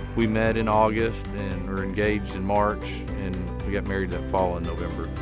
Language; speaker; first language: English; native; English